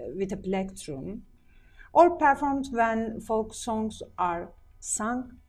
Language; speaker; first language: English; non-native, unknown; Turkish